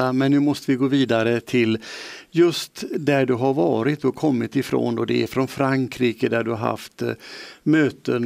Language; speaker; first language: Swedish; native; Swedish